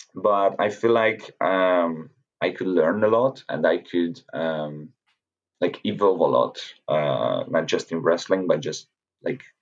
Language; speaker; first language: English; non-native, fluent; Hungarian